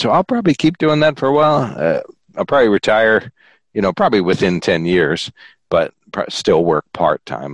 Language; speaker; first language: English; native; English